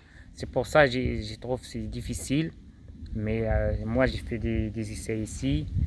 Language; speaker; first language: French; non-native, local second language; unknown